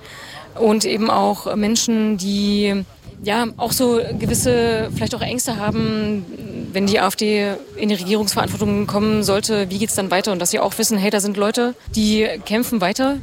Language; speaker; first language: German; native; German